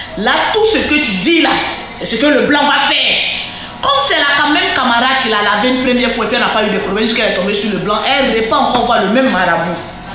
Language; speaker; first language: French; non-native, local second language; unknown